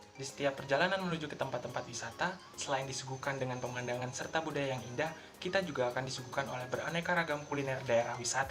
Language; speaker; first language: Indonesian; native; Indonesian